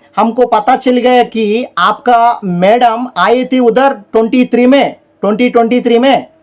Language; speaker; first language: Hindi; non-native, local second language; Telugu